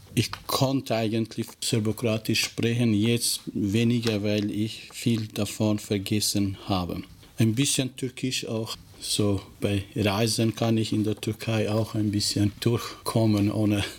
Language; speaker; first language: German; non-native, fluent; Albanian